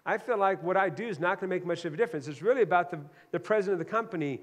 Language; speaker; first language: English; native; English